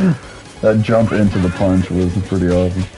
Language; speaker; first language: English; native; English